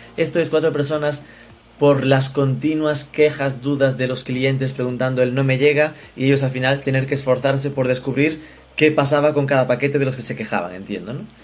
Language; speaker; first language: Spanish; native; Spanish